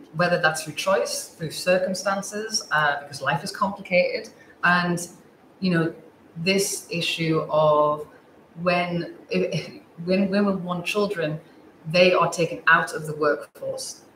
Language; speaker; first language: English; native; English